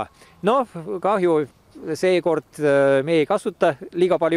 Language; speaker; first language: Estonian; non-native, local second language; Russian